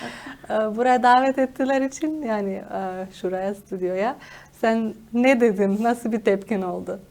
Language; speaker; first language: Turkish; non-native, fluent; Slovenian